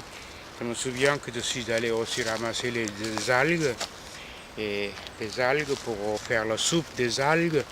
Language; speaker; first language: French; non-native, fluent; Korean